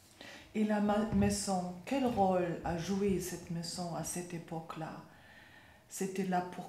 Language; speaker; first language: French; non-native, fluent; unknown